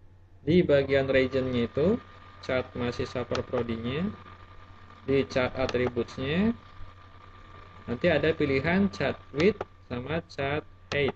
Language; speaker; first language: Indonesian; native; Indonesian